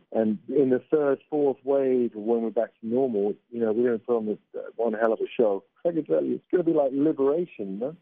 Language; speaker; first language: English; native; English